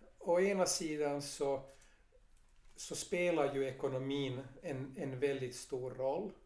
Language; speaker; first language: Swedish; native; Swedish